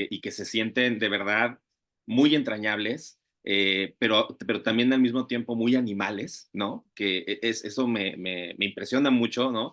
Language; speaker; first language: Spanish; native; Spanish